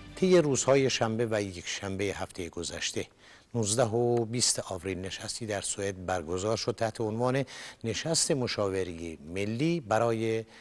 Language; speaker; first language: Persian; non-native, local second language; Kurdish